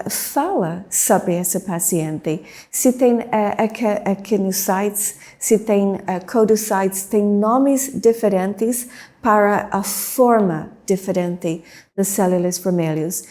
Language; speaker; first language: Portuguese; non-native, fluent; English